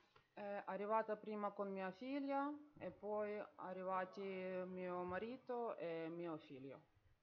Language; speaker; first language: Italian; non-native, learner; Ukrainian